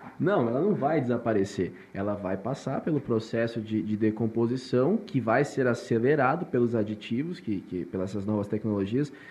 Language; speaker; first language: Portuguese; native; Portuguese